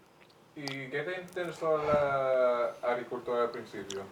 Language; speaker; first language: Spanish; early bilingual, heritage; English